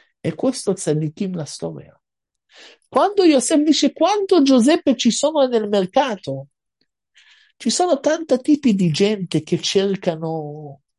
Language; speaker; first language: Italian; non-native, fluent; Hebrew